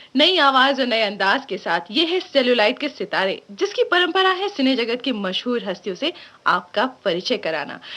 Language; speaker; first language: Hindi; native; Hindi